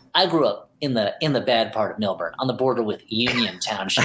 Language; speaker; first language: English; native; English